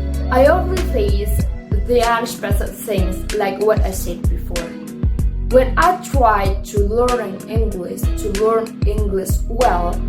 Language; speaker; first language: English; non-native, fluent; Indonesian